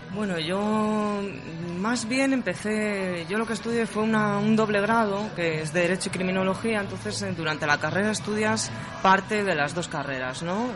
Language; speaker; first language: Spanish; native; Spanish